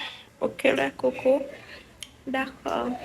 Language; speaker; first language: French; non-native, local second language; Haitian Creole